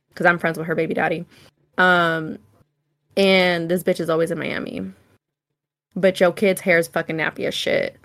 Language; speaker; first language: English; native; English